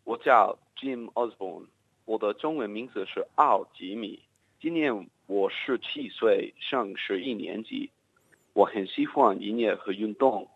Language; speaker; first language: Chinese; non-native, learner; English